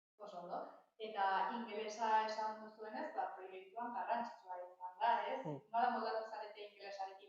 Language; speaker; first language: Basque; native; Basque